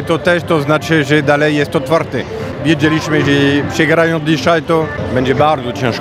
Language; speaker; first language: Polish; non-native, fluent; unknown